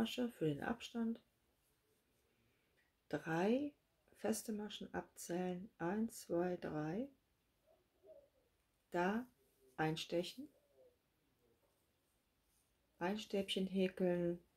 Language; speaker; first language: German; native; German